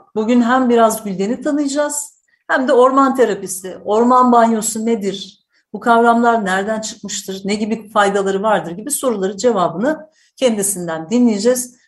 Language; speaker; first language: Turkish; native; Turkish